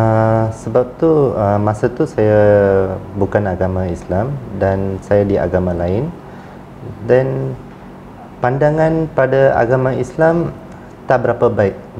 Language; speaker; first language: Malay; non-native, local second language; Tamil